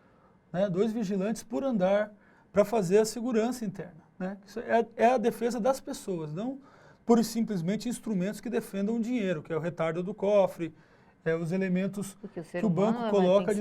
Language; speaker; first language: Portuguese; native; Portuguese